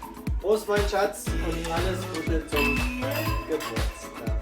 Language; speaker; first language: German; native; German